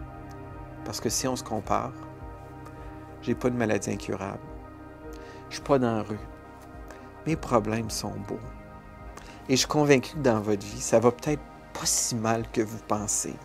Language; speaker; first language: French; native; French